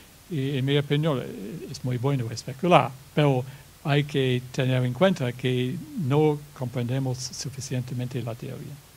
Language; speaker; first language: Spanish; non-native, fluent; English